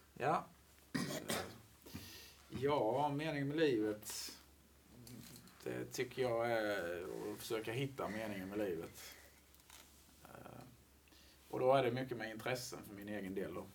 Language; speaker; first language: Swedish; native; Swedish